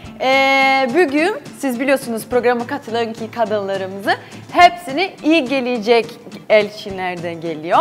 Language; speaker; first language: Turkish; non-native, learner; Portuguese